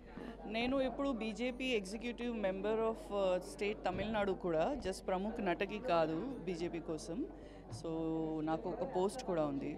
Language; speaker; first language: Telugu; non-native, learner; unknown